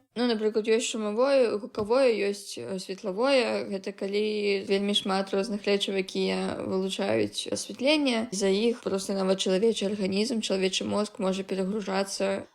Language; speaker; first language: Belarusian; non-native, local second language; Russian